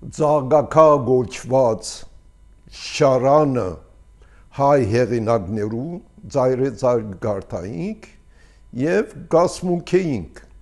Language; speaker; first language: Armenian; early bilingual, heritage; Armenian